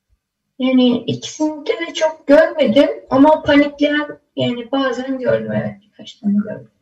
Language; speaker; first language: Turkish; early bilingual, other home language; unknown